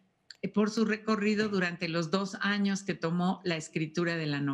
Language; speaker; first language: Spanish; native; Spanish